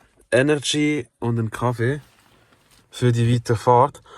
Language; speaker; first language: German; native; German